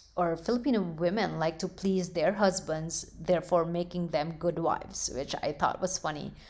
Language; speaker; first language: English; non-native, local second language; Filipino